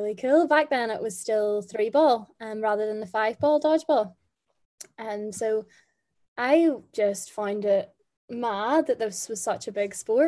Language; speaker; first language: English; native; English